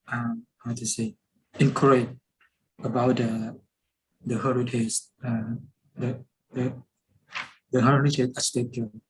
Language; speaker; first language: English; non-native, fluent; Lao